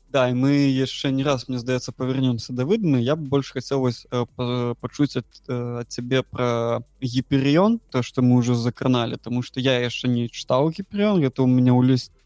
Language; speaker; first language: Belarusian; non-native, local second language; Russian